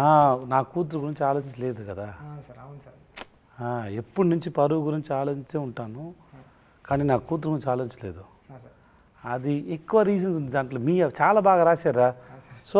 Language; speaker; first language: Telugu; non-native, learner; Tamil